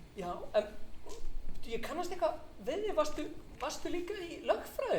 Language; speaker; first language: Icelandic; non-native, fluent; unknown